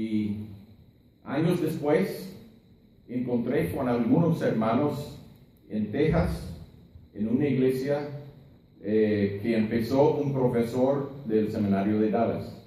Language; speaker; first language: Spanish; non-native, fluent; English